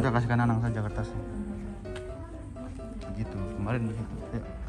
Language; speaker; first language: Indonesian; native; Indonesian